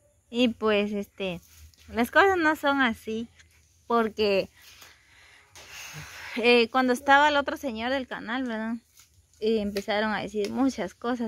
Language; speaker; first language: Spanish; native; Spanish